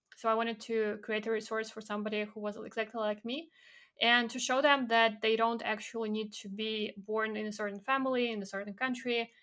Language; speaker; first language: English; non-native, fluent; Belarusian